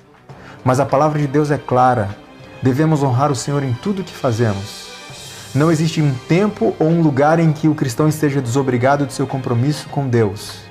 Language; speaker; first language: Portuguese; native; Portuguese